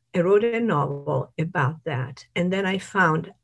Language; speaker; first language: English; non-native, fluent; Italian